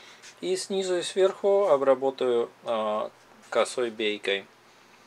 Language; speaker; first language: Russian; native; Russian